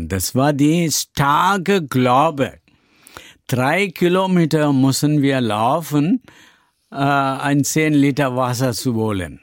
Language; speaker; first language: German; non-native, learner; Tamil